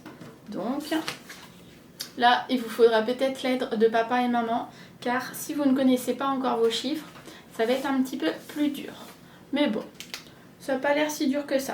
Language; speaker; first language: French; native; French